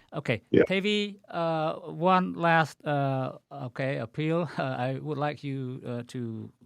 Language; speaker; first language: English; non-native, fluent; Khmer